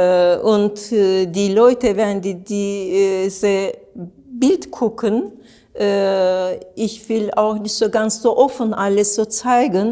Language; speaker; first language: German; non-native, learner; Turkish